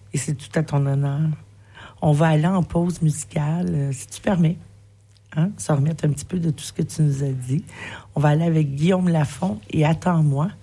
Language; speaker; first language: French; native; French